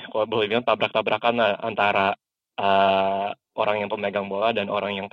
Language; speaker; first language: Indonesian; native; Indonesian